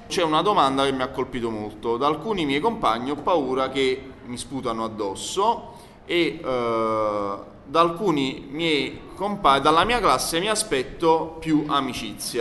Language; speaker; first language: Italian; native; Italian